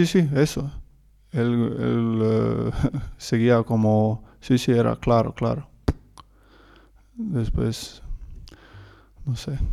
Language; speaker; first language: Spanish; non-native, learner; Croatian